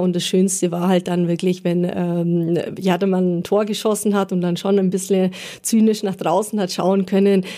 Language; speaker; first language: German; native; German